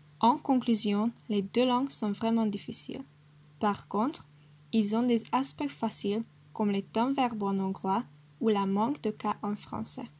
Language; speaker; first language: French; non-native, learner; Hungarian